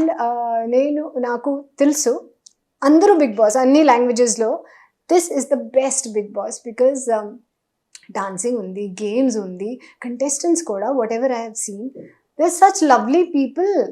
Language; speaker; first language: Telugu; non-native, local second language; Hindi